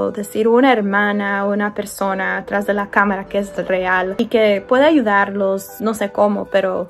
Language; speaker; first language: Spanish; early bilingual, heritage; Spanish